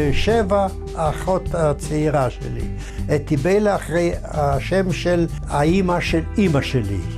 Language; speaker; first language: Hebrew; non-native, fluent; Yiddish